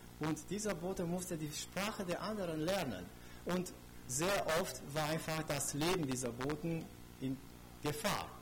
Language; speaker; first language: German; non-native, fluent; Romanian